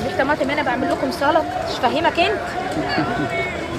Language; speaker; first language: Arabic; native; Arabic